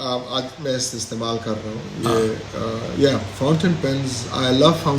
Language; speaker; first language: Hindi; non-native, local second language; Pashto